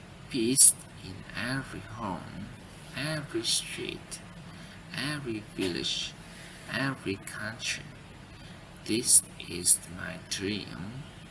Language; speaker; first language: English; non-native, learner; Vietnamese